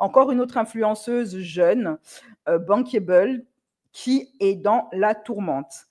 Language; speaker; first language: French; native; French